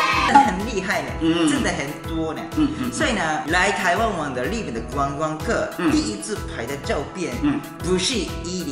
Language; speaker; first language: Chinese; non-native, fluent; Japanese